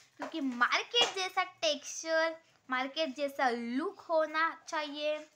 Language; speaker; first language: Hindi; non-native, local second language; Marathi